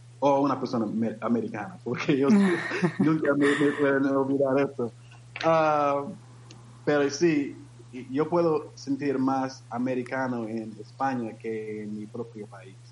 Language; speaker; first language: Spanish; non-native, learner; English